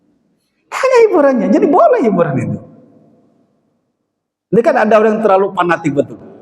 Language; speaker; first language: Indonesian; native; Indonesian